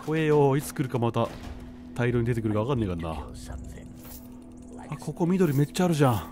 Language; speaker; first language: Japanese; native; Japanese